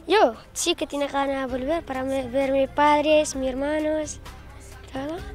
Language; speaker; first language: Spanish; non-native, learner; Arabic